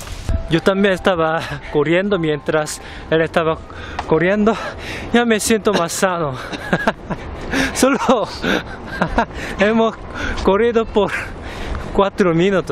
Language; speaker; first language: Spanish; non-native, fluent; Korean